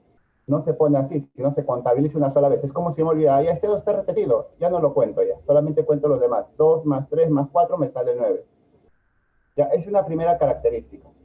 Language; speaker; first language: Spanish; native; Spanish